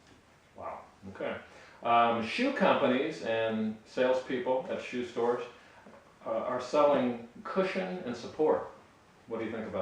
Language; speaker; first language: English; native; English